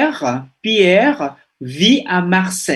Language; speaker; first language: French; non-native, fluent; Indonesian